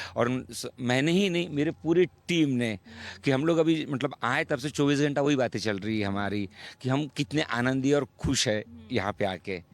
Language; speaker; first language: Hindi; native; Hindi